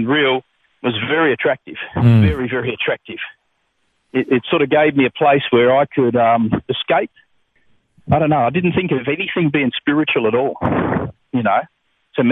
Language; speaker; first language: English; native; English